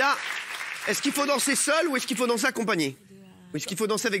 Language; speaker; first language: French; native; French